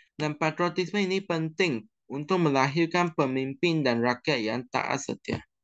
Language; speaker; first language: Malay; non-native, local second language; Chinese